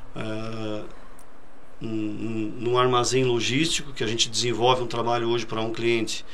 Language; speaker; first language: Portuguese; native; Portuguese